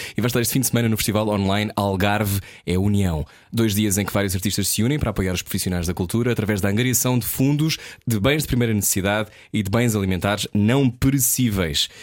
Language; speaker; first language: Portuguese; native; Portuguese